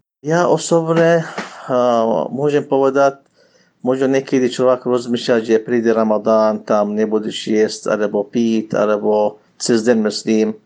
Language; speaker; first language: Slovak; non-native, learner; Arabic